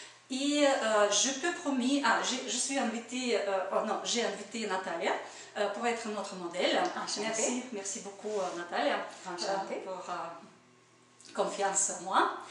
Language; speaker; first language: French; non-native, learner; Russian